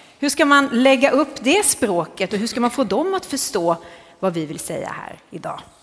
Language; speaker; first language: Swedish; native; Swedish